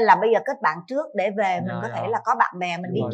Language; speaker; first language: Vietnamese; native; Vietnamese